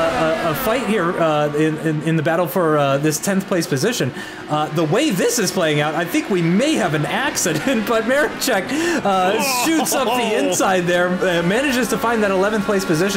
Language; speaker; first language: English; native; English